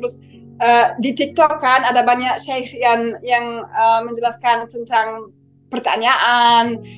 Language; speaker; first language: Indonesian; non-native, fluent; German